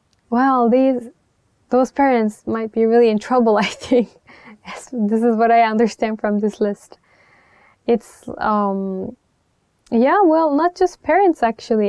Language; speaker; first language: English; non-native, fluent; Turkish